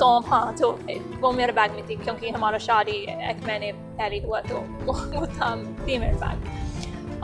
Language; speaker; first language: Hindi; non-native, learner; English